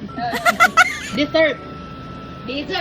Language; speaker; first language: English; non-native, local second language; Filipino